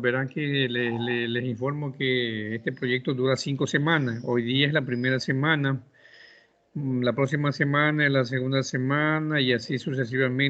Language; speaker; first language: Spanish; native; Spanish